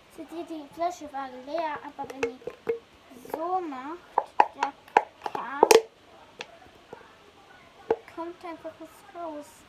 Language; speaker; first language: German; early bilingual, heritage; German